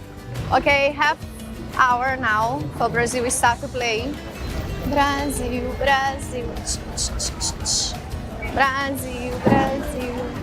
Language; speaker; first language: English; non-native, learner; Portuguese